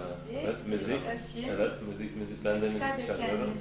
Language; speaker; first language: Turkish; non-native, learner; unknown